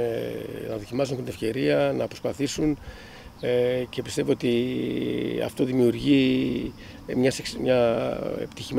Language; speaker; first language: Greek; native; Greek